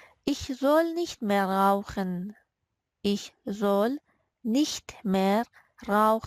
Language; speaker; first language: German; non-native, fluent; Persian